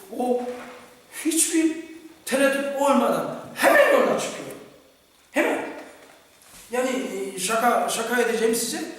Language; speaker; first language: Turkish; non-native, fluent; Korean